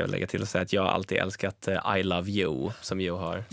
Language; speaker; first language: Swedish; native; Swedish